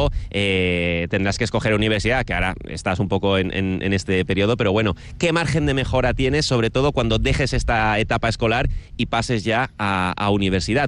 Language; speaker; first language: Spanish; native; Spanish